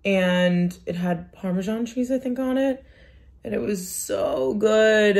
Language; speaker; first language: English; native; English